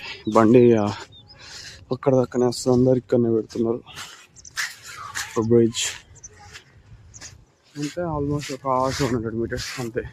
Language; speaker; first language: Telugu; native; Telugu